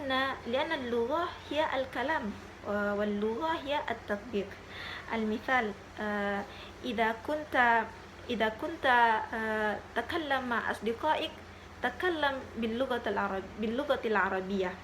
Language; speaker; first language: Arabic; non-native, learner; Indonesian